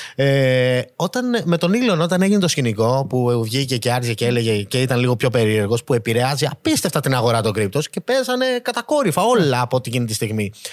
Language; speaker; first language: Greek; native; Greek